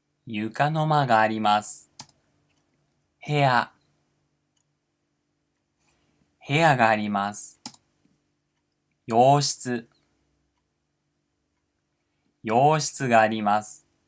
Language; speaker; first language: Japanese; non-native, fluent; Portuguese